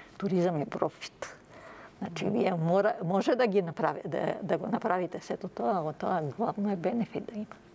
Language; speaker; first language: Macedonian; early bilingual, other home language; Serbian